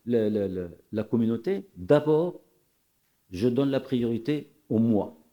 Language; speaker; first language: French; non-native, local second language; Arabic